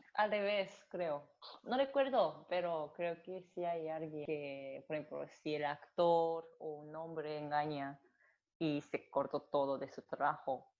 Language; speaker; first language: Spanish; non-native, learner; Japanese